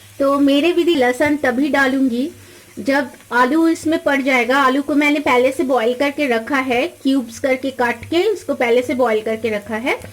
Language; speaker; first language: Hindi; non-native, local second language; Bangla